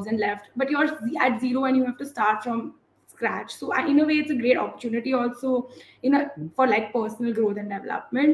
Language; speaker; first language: English; non-native, local second language; Gujarati